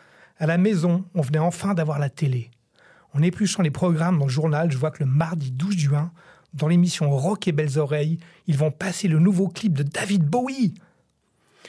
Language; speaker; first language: French; native; French